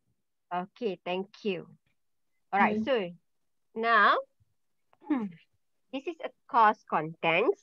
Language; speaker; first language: English; non-native, learner; Malay